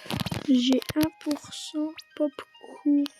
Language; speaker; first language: French; native; French